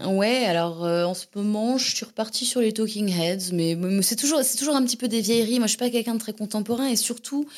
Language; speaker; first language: French; native; French